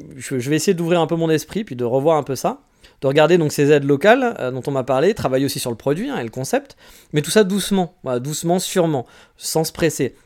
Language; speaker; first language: French; native; French